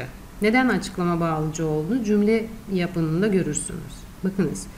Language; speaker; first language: Turkish; non-native, fluent; Russian